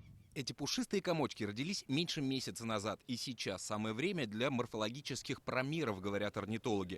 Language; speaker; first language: Russian; native; Russian